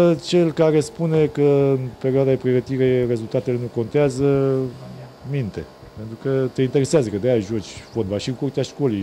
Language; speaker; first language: Romanian; native; Romanian